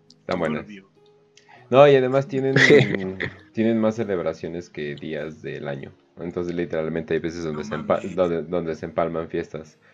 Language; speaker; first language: Spanish; native; Spanish